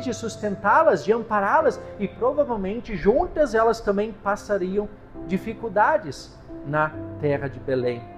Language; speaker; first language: Portuguese; native; Portuguese